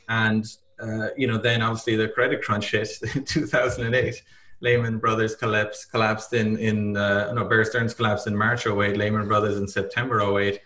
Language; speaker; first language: English; native; English